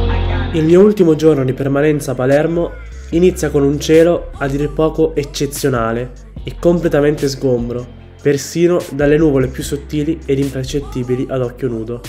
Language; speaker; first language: Italian; native; Italian